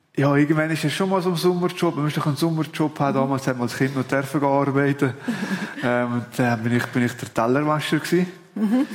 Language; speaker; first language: German; native; German